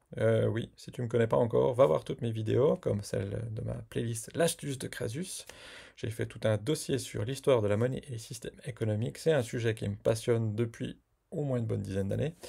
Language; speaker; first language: French; native; French